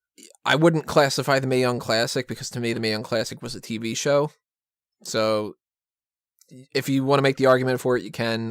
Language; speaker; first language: English; native; English